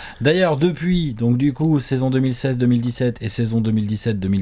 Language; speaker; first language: French; native; French